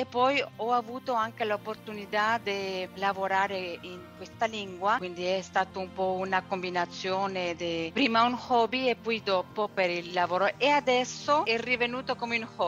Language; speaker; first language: Italian; non-native, fluent; Spanish